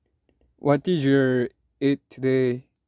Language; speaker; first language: English; non-native, learner; Korean